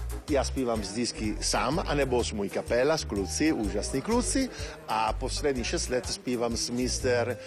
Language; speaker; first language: Czech; non-native, fluent; Italian